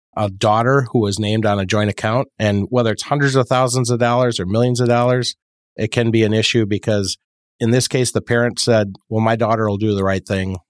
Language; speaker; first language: English; native; English